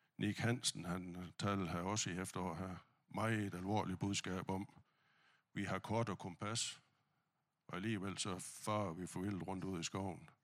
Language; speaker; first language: Danish; non-native, fluent; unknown